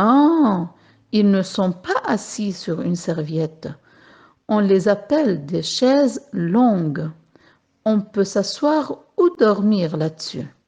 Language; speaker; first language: French; non-native, local second language; Arabic